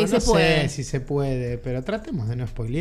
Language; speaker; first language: Spanish; native; Spanish